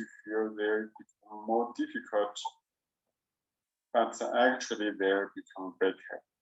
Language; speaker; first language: English; non-native, learner; Chinese